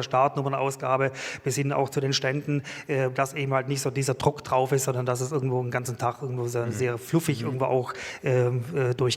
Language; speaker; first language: German; native; German